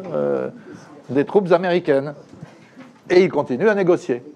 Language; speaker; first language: French; native; French